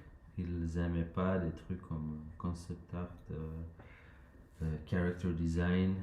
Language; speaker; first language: French; non-native, learner; Dutch